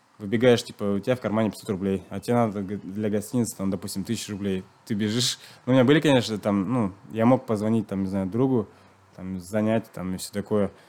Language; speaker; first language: Russian; non-native, local second language; Chuvash